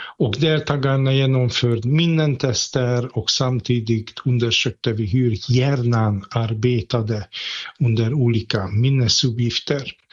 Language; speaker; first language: Swedish; non-native, fluent; Hungarian